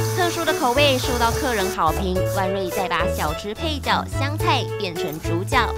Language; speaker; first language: Chinese; native; Chinese